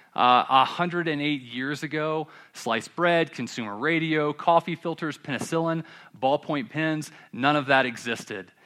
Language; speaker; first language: English; native; English